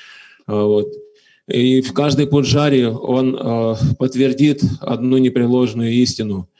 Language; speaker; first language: Russian; native; Russian